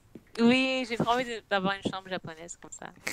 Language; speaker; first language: French; non-native, fluent; English